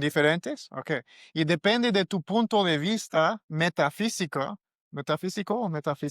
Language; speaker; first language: Spanish; non-native, learner; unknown